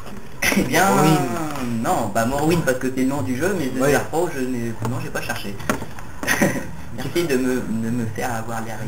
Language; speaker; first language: French; native; French